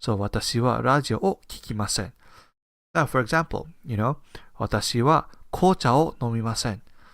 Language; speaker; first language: Japanese; non-native, fluent; English